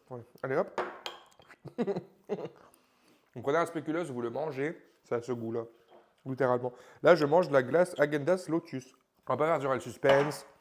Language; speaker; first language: French; native; French